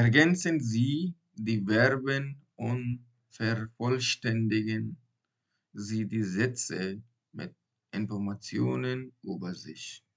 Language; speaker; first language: German; non-native, learner; Baluchi